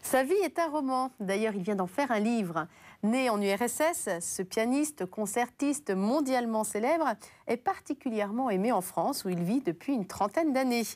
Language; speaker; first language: French; native; French